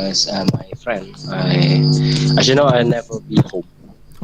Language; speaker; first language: English; non-native, learner; Indonesian